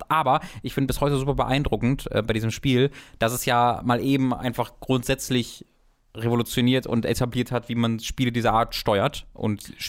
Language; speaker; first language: German; native; German